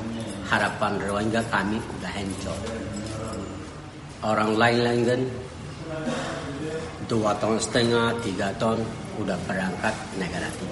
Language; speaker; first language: Indonesian; non-native, learner; Rohingya